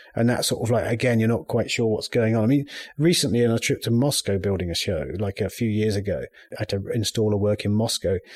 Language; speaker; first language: English; native; English